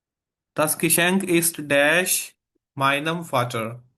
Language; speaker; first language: German; non-native, fluent; Urdu